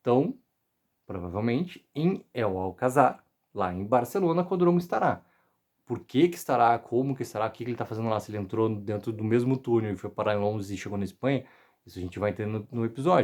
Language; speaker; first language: Portuguese; native; Portuguese